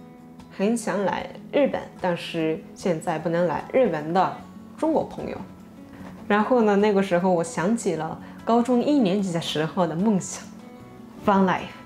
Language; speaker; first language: Chinese; non-native, fluent; Japanese